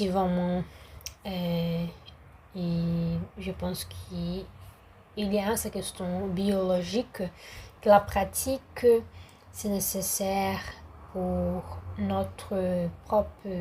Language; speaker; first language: French; non-native, learner; Portuguese